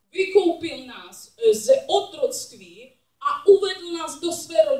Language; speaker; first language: Czech; non-native, learner; English